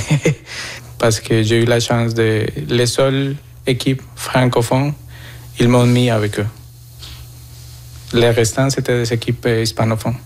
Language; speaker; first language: French; non-native, fluent; Spanish